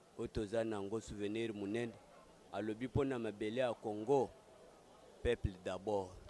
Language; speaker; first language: Lingala; non-native, local second language; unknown